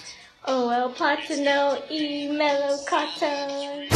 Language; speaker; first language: Spanish; non-native, learner; English